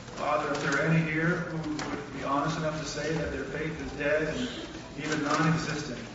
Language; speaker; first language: English; native; English